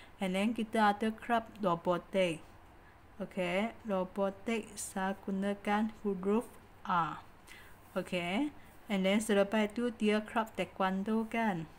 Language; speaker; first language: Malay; non-native, local second language; Chinese